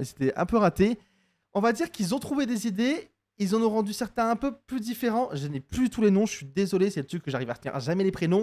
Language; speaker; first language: French; native; French